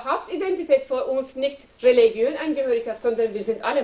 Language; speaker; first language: German; non-native, learner; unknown